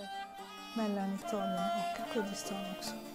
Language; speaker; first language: Swedish; non-native, fluent; Italian